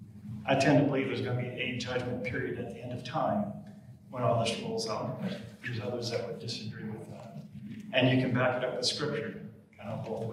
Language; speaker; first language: English; native; English